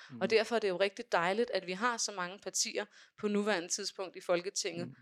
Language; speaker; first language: Danish; native; Danish